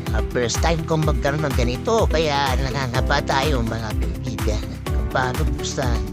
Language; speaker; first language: Filipino; native; Filipino